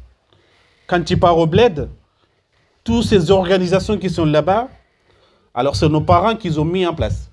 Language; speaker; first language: French; early bilingual, other home language; Soninke